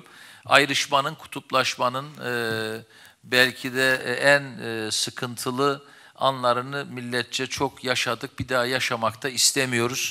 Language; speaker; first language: Turkish; native; Turkish